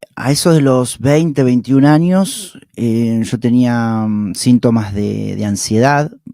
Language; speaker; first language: Spanish; native; Spanish